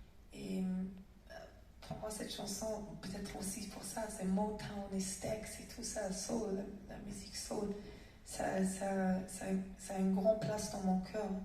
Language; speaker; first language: French; non-native, fluent; German